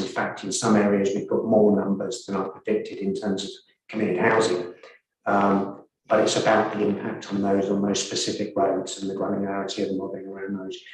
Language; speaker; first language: English; native; English